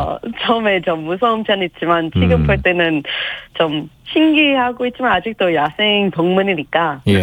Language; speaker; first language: Korean; non-native, learner; English